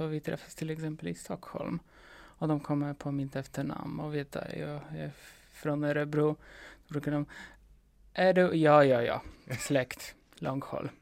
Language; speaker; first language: Swedish; non-native, fluent; Polish